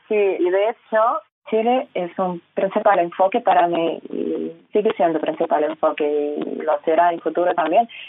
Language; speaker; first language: Spanish; non-native, fluent; Russian